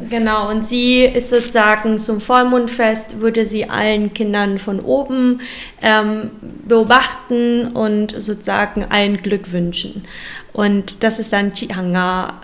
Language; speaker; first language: German; early bilingual, other home language; Vietnamese